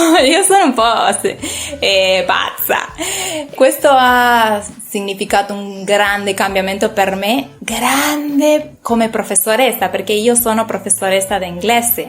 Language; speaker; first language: Italian; non-native, learner; Spanish